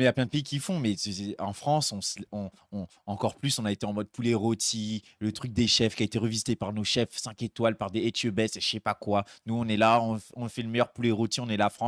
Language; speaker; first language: French; native; French